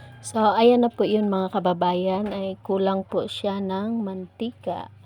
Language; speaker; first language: Filipino; non-native, local second language; Cebuano